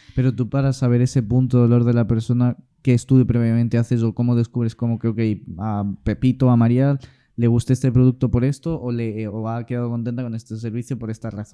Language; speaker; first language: Spanish; native; Spanish